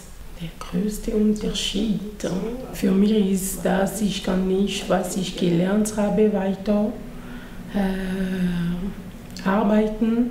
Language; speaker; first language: German; non-native, learner; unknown